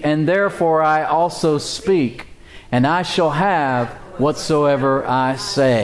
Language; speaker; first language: English; native; English